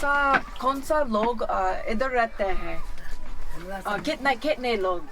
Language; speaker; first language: Hindi; non-native, learner; English